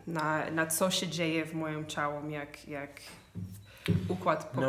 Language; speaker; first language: Polish; non-native, fluent; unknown